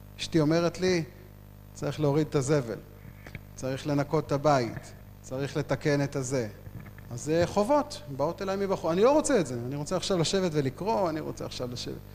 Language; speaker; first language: Hebrew; native; Hebrew